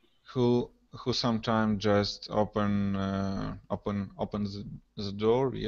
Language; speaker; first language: English; non-native, learner; Russian